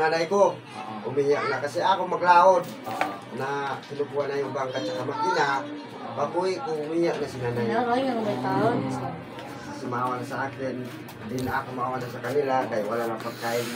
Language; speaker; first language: Filipino; non-native, local second language; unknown